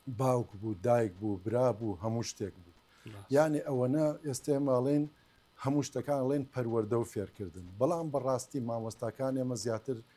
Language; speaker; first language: Central Kurdish; non-native, local second language; Gurani